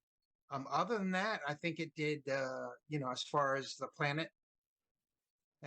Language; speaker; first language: English; native; English